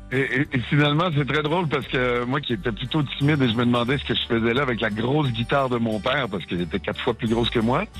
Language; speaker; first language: French; native; French